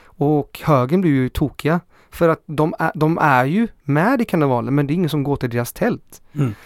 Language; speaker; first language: Swedish; early bilingual, other home language; Spanish